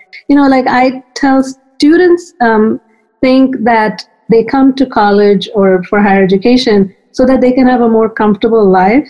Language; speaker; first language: English; non-native, local second language; Hindi